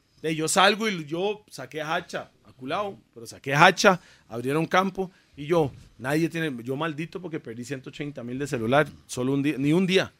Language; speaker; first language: Spanish; early bilingual, other home language; English